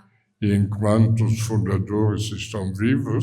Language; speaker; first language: Portuguese; non-native, fluent; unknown